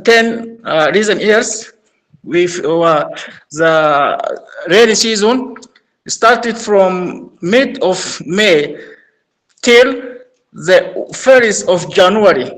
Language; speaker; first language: English; non-native, learner; Arabic